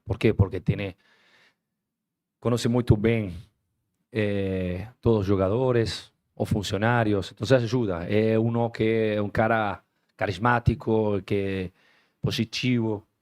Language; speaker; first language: Portuguese; non-native, fluent; Spanish